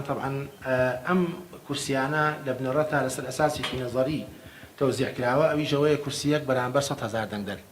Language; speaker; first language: Central Kurdish; native; Central Kurdish